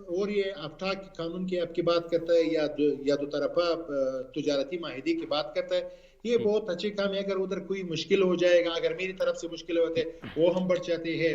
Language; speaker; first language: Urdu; non-native, learner; Pashto